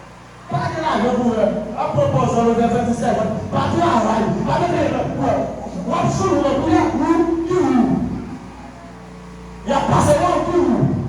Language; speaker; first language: French; non-native, local second language; Haitian Creole